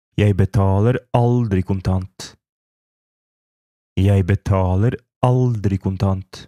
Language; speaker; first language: Norwegian; non-native, fluent; Polish